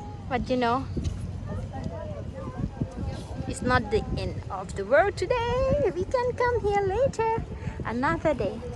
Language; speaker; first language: English; non-native, learner; Thai